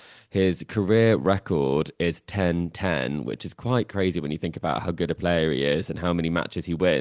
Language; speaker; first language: English; native; English